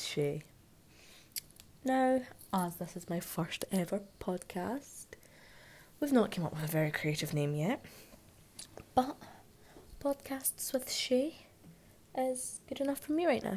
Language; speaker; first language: English; native; English